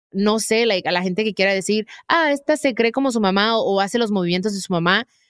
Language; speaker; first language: Spanish; native; Spanish